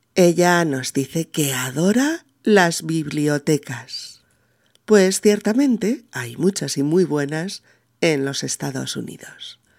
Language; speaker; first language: Spanish; native; Spanish